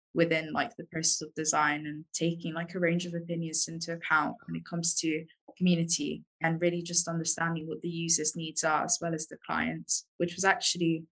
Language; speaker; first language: English; native; English